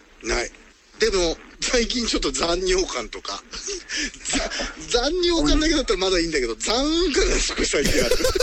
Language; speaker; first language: Japanese; native; Japanese